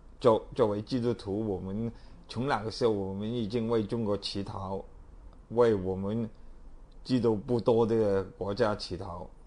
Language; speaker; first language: Chinese; non-native, local second language; Cantonese